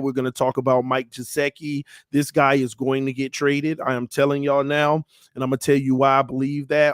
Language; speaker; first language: English; native; English